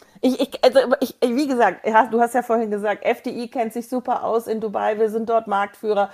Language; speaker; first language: German; native; German